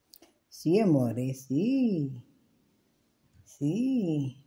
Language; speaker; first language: Italian; non-native, learner; Filipino